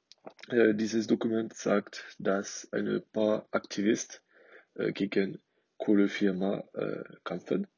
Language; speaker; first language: German; non-native, learner; French